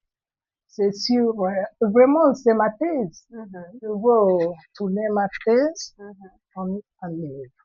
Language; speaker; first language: French; non-native, fluent; Igbo